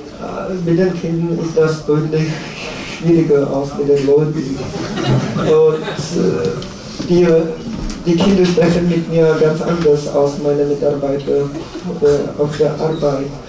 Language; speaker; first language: German; non-native, learner; Czech